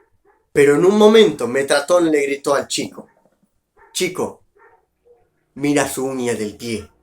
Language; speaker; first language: Spanish; native; Spanish